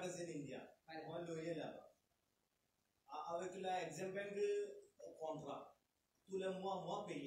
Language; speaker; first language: French; non-native, learner; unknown